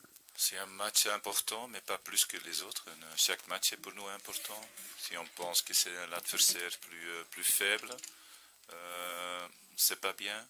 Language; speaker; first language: French; non-native, fluent; Dutch